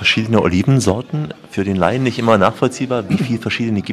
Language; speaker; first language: German; native; German